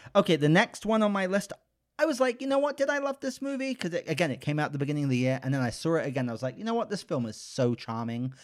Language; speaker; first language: English; native; English